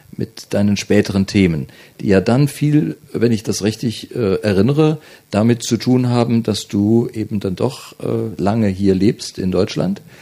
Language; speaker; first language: German; native; German